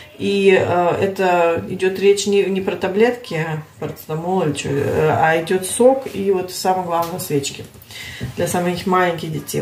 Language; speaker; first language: Russian; early bilingual, heritage; Russian